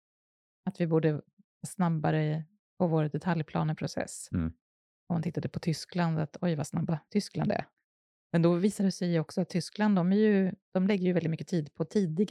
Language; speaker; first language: Swedish; native; Swedish